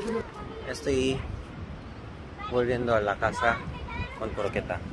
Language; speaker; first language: Spanish; non-native, learner; Korean